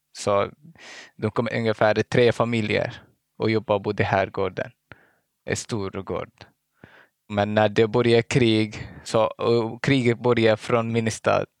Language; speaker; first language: Swedish; non-native, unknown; Arabic